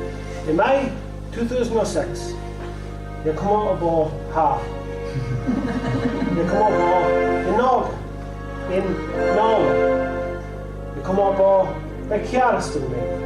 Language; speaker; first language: Swedish; non-native, learner; English